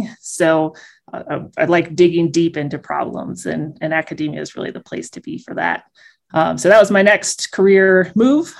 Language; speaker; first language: English; native; English